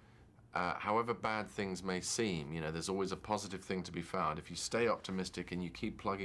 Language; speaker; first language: English; native; English